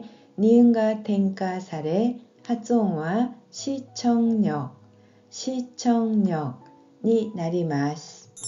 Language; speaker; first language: Japanese; non-native, fluent; Korean